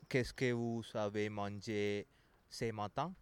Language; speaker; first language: French; non-native, learner; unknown